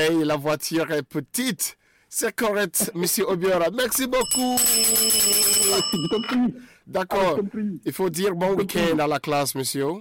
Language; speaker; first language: French; non-native, fluent; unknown